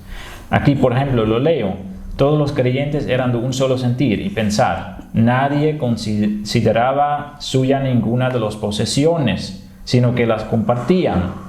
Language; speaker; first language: Spanish; non-native, fluent; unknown